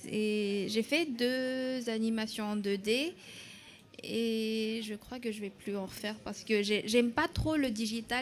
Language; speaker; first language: French; non-native, local second language; Malagasy